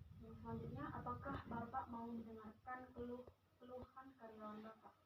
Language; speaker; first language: Indonesian; native; Indonesian